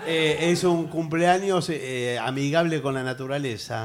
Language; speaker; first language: Spanish; native; Spanish